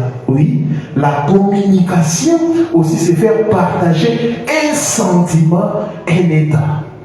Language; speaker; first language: French; non-native, local second language; Lingala